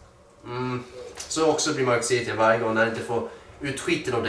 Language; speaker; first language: Swedish; native; Swedish